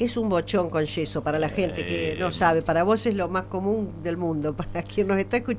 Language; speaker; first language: Spanish; native; Spanish